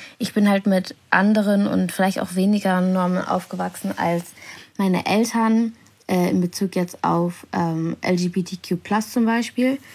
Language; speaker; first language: German; early bilingual, other home language; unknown